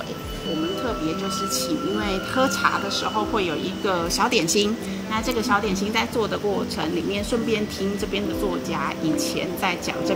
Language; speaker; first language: Chinese; native; Chinese